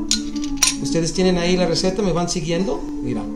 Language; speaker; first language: Spanish; early bilingual, other home language; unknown